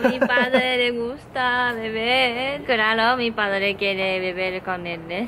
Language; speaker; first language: Spanish; non-native, learner; Japanese